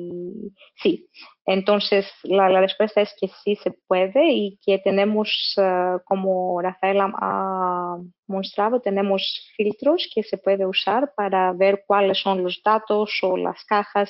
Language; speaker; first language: Spanish; non-native, fluent; English